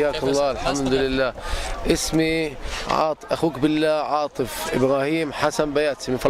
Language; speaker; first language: Arabic; native; Arabic